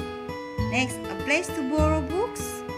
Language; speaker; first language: English; non-native, learner; Indonesian